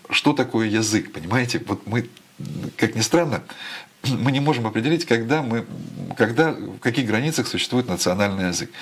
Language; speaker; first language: Russian; native; Russian